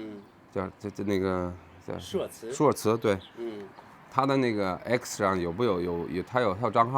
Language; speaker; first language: Chinese; native; Chinese